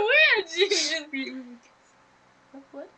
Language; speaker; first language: English; non-native, learner; German